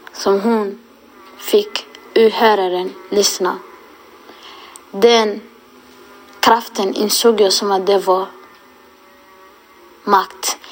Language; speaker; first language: Swedish; non-native, local second language; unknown